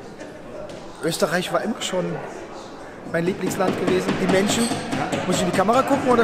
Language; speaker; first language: German; native; German